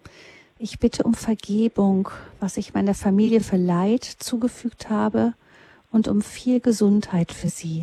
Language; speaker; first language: German; native; German